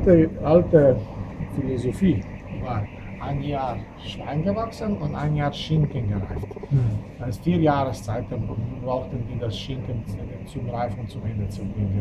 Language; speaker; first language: German; non-native, fluent; Slovenian